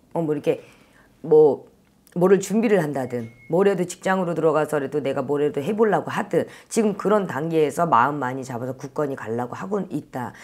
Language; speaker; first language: Korean; native; Korean